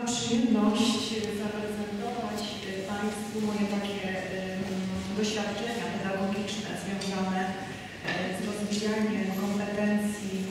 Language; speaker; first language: Polish; native; Polish